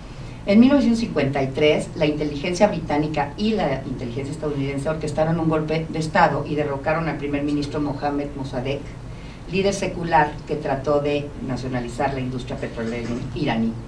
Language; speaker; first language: Spanish; native; Spanish